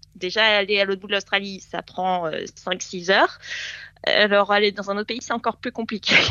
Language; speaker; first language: French; native; French